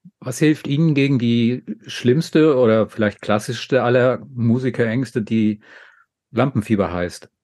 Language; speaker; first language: German; native; German